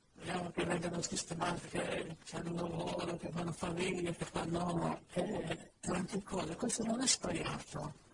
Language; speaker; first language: Italian; non-native, fluent; English